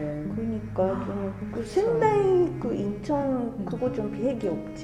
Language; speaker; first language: Korean; non-native, fluent; Japanese